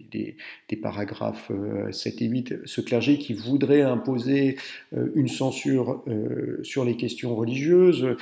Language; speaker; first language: French; native; French